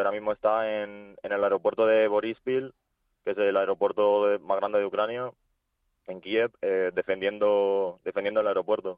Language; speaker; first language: Spanish; early bilingual, other home language; Ukrainian